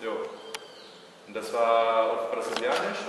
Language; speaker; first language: German; early bilingual, heritage; German